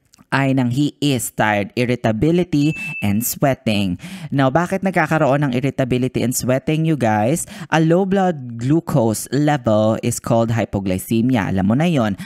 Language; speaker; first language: English; non-native, local second language; Filipino